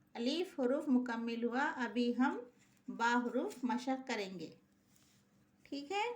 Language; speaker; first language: Urdu; native; Urdu